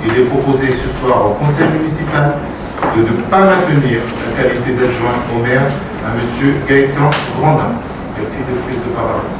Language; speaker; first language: French; native; French